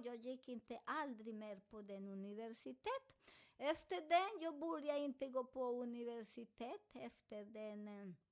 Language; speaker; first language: Swedish; non-native, fluent; Spanish